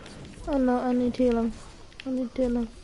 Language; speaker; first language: English; native; English